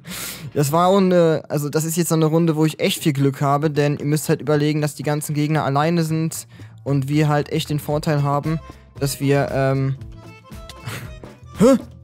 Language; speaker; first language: German; native; German